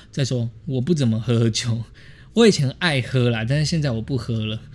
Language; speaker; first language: Chinese; native; Chinese